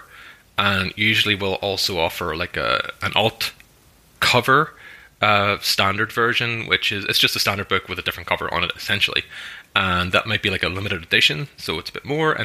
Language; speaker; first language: English; native; English